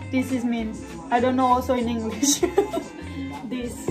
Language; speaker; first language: English; non-native, learner; Indonesian